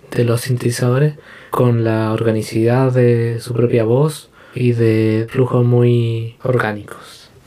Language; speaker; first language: Spanish; native; Spanish